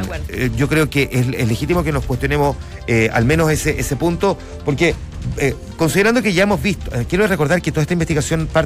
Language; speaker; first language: Spanish; native; Spanish